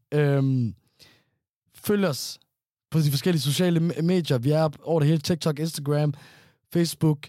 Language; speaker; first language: Danish; early bilingual, other home language; Somali